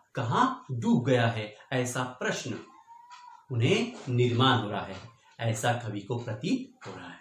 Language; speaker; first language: Hindi; non-native, local second language; Marathi